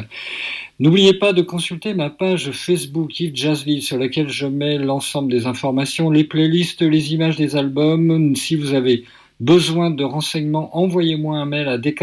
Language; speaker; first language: French; native; French